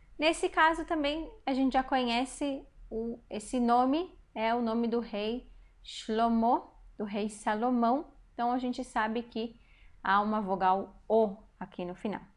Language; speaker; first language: Portuguese; native; Portuguese